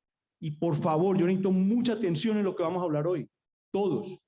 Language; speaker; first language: Spanish; native; Spanish